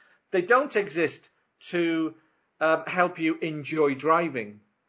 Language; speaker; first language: English; native; English